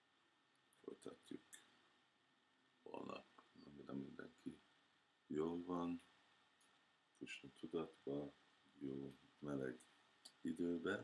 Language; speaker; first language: Hungarian; early bilingual, heritage; Hungarian